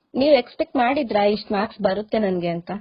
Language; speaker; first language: Kannada; native; Kannada